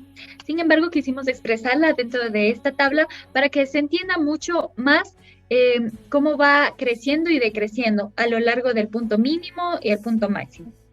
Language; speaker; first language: Spanish; native; Spanish